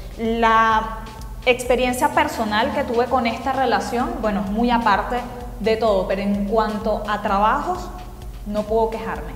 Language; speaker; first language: Spanish; native; Spanish